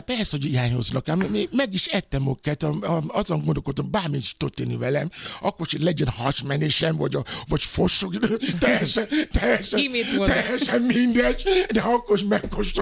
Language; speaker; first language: Hungarian; non-native, learner; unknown